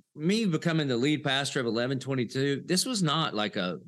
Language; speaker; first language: English; native; English